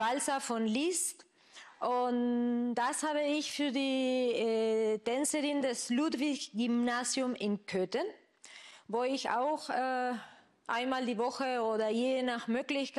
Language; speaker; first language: German; non-native, fluent; Spanish